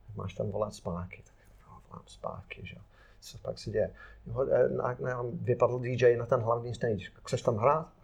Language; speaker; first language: Czech; non-native, fluent; English